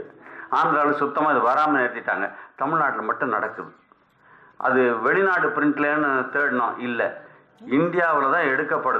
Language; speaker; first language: Tamil; native; Tamil